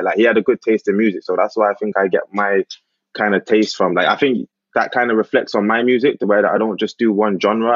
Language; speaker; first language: English; native; English